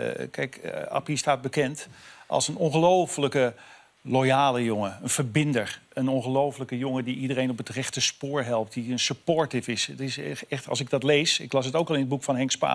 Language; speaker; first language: Dutch; native; Dutch